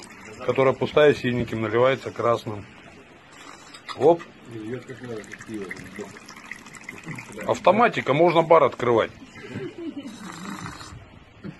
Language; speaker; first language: Russian; native; Russian